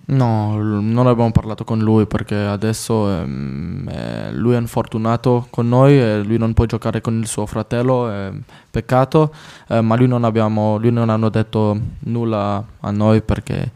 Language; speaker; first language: Italian; non-native, fluent; French